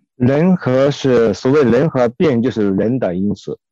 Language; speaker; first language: Chinese; non-native, fluent; Japanese